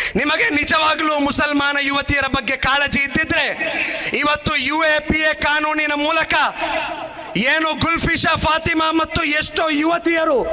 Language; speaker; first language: Kannada; native; Kannada